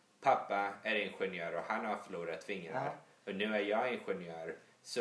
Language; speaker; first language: Swedish; early bilingual, heritage; English